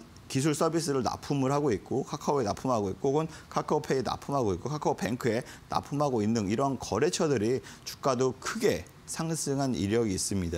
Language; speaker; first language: Korean; native; Korean